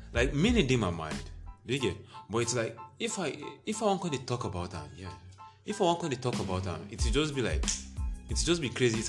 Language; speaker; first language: English; non-native, local second language; Igbo